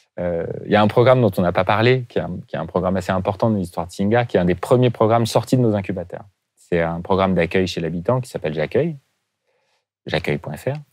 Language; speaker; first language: French; native; French